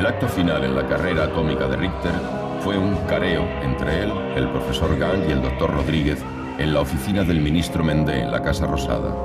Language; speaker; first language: Spanish; native; Spanish